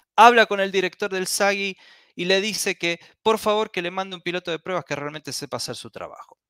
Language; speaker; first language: Spanish; native; Spanish